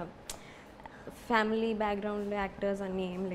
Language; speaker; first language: Telugu; non-native, learner; Malayalam